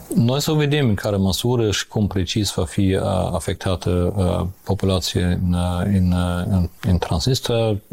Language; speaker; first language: Romanian; non-native, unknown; German